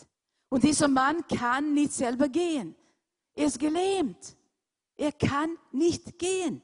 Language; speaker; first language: German; non-native, fluent; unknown